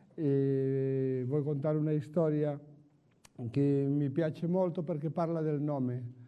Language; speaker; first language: Italian; non-native, learner; Spanish